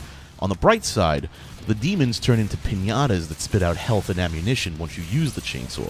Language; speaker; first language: English; native; English